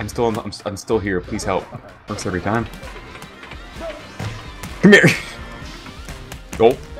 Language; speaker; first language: English; native; English